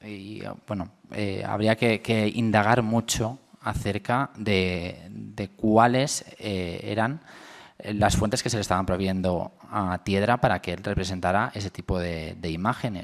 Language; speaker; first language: Spanish; native; Spanish